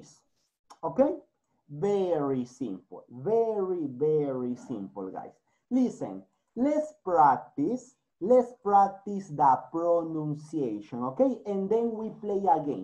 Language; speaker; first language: English; non-native, learner; Spanish